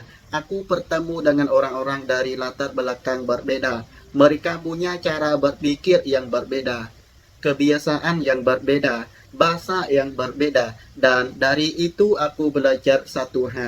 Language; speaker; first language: Indonesian; non-native, fluent; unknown